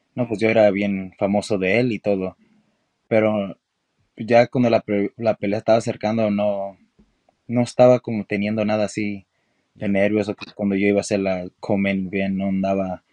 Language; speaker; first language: Spanish; early bilingual, heritage; Spanish